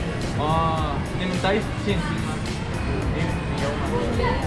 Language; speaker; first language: Chinese; non-native, learner; Spanish